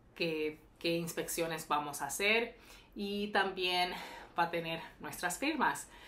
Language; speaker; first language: Spanish; early bilingual, heritage; Spanish